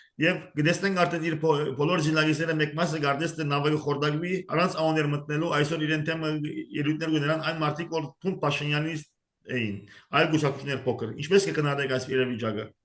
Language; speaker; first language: Armenian; early bilingual, heritage; Armenian